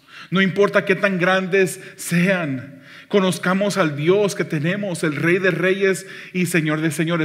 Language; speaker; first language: Spanish; native; Spanish